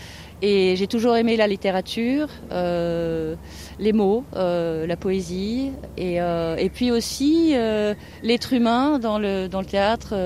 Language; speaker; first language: French; non-native, fluent; Norwegian